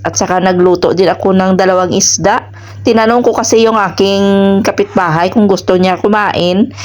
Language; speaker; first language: Filipino; non-native, local second language; Hiligaynon